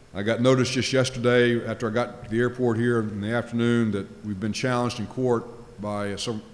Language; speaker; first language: English; native; English